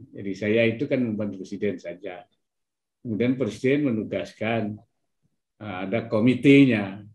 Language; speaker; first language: Indonesian; native; Indonesian